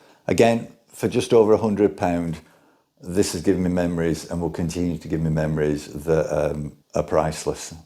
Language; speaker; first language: English; native; English